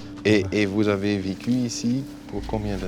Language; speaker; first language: French; non-native, fluent; Dutch